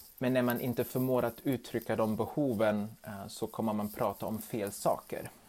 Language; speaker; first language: Swedish; non-native, fluent; German